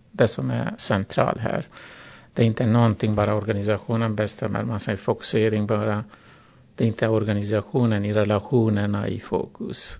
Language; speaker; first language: Swedish; non-native, fluent; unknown